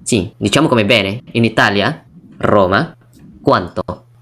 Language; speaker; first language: Italian; non-native, learner; Indonesian